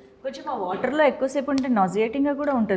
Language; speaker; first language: Telugu; native; Telugu